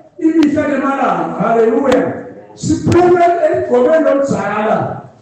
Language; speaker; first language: Zulu; non-native, local second language; Swati